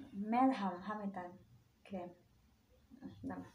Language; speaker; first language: Turkish; non-native, learner; Filipino